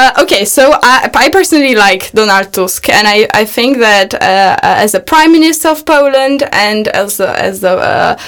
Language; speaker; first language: English; non-native, fluent; Polish